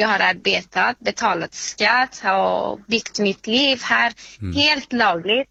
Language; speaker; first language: Swedish; non-native, fluent; Persian